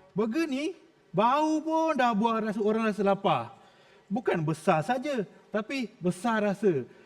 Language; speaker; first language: Malay; native; Malay